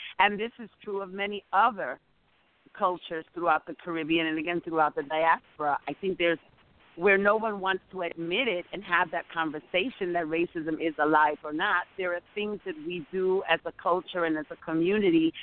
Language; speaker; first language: English; native; English